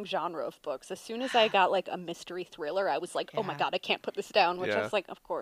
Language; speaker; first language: English; native; English